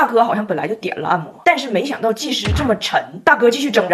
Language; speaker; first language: Chinese; native; Chinese